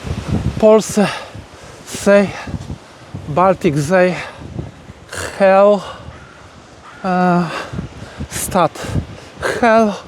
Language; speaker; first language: Dutch; non-native, learner; Polish